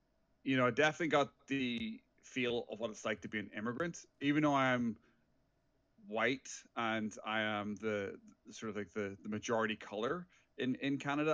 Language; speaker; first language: English; native; English